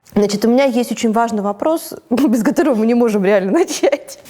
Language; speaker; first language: Russian; native; Russian